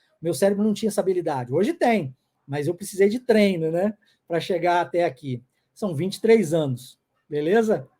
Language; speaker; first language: Portuguese; non-native, fluent; English